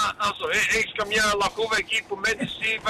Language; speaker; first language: Greek; early bilingual, heritage; Greek